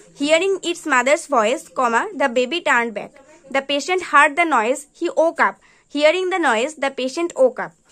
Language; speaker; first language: English; non-native, local second language; Bangla